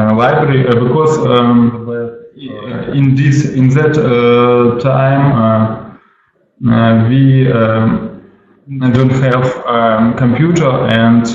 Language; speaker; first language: English; non-native, learner; Russian